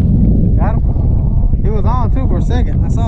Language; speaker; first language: English; native; English